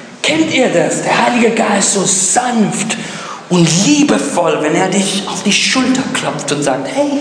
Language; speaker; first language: German; early bilingual, other home language; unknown